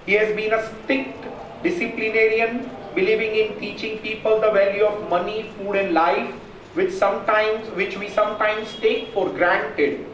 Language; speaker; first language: English; non-native, local second language; Gujarati